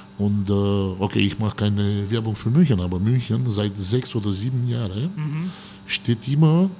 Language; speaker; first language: German; non-native, fluent; Romanian